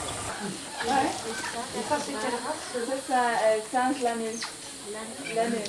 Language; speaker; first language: French; non-native, learner; Spanish